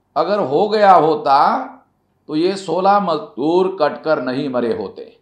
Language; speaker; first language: Hindi; non-native, local second language; Marathi